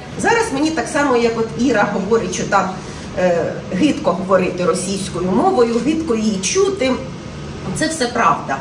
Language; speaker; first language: Ukrainian; non-native, local second language; Russian